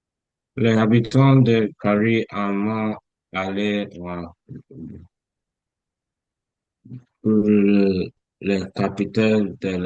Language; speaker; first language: French; non-native, learner; English